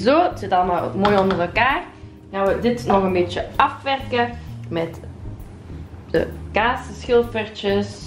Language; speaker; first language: Dutch; native; Dutch